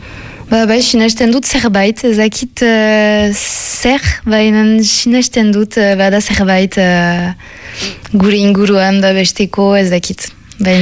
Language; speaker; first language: Basque; non-native, local second language; French